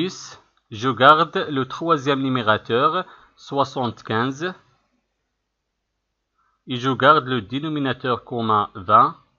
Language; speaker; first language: French; non-native, local second language; Arabic